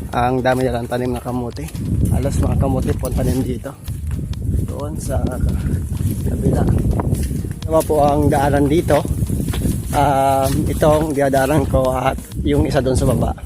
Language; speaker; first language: Filipino; non-native, local second language; Bikol